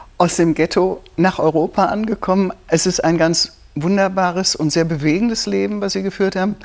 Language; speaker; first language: German; native; German